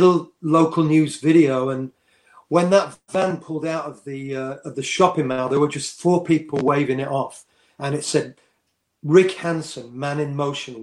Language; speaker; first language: English; native; English